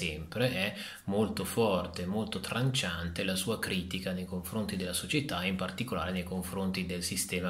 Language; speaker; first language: Italian; native; Italian